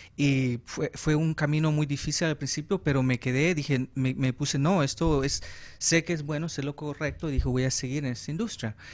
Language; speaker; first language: Spanish; native; Spanish